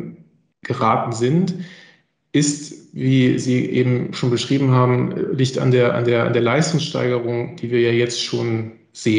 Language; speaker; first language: German; native; German